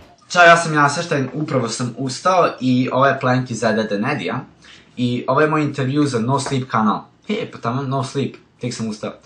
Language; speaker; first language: Serbian; native; Serbian